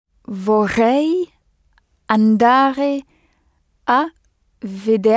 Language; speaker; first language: Italian; non-native, learner; French